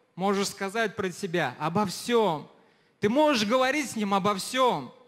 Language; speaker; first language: Russian; native; Russian